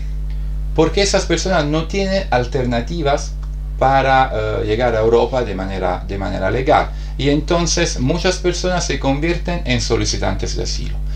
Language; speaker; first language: Spanish; non-native, fluent; Italian